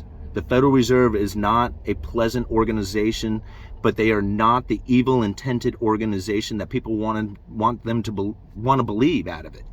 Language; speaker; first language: English; native; English